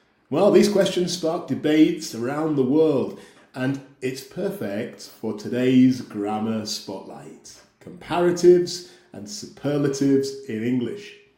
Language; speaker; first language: English; native; English